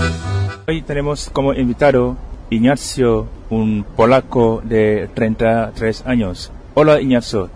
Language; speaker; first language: Spanish; non-native, fluent; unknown